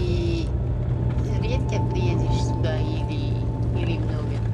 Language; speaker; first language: Russian; non-native, fluent; French